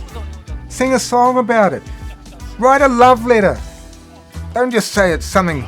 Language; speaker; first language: English; native; English